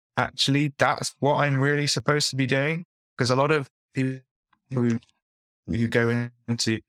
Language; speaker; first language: English; native; English